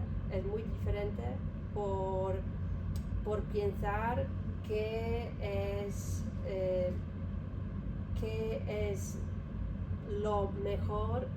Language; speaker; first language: Spanish; non-native, learner; Polish